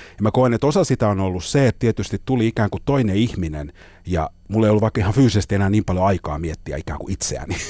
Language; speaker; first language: Finnish; native; Finnish